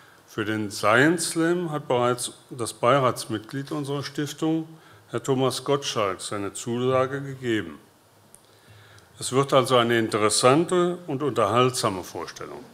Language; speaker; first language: German; native; German